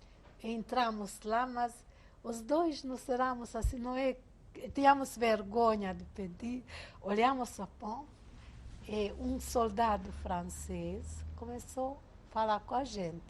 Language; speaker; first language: Portuguese; non-native, fluent; Hungarian